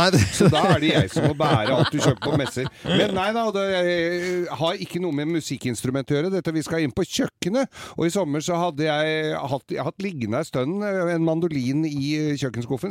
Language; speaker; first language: Norwegian; native; Norwegian